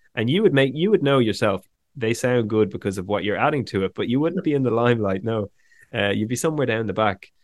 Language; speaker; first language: English; native; English